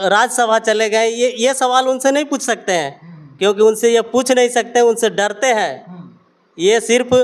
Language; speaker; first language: Hindi; native; Hindi